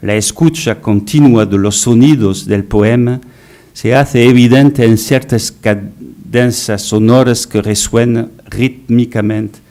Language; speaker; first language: Spanish; non-native, fluent; French